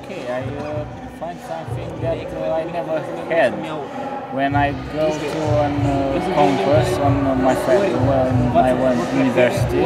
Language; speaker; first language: English; non-native, learner; Romanian